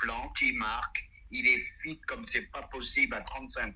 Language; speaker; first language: French; native; French